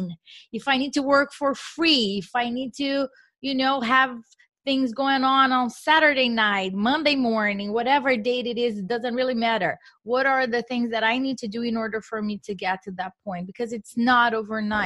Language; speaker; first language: English; non-native, fluent; Portuguese